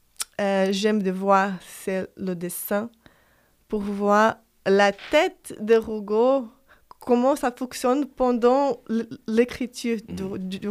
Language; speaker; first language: French; non-native, fluent; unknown